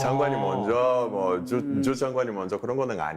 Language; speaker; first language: Korean; non-native, fluent; Portuguese